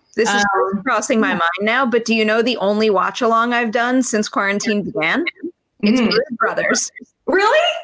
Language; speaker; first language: English; native; English